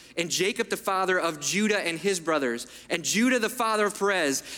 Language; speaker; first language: English; early bilingual, other home language; Italian